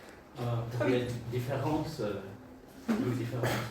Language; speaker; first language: French; non-native, learner; Bulgarian